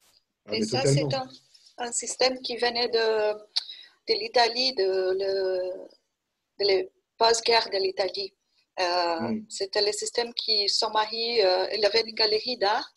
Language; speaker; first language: French; non-native, fluent; Portuguese